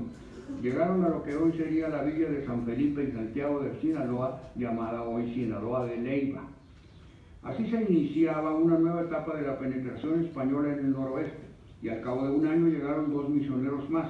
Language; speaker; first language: Spanish; native; Spanish